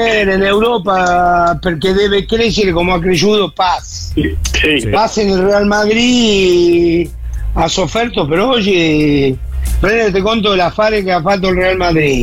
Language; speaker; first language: Italian; non-native, fluent; Spanish